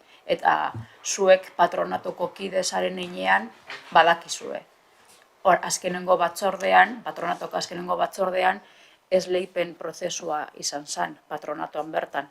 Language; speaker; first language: Basque; native; Basque